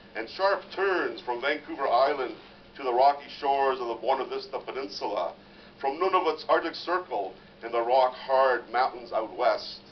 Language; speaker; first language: English; native; English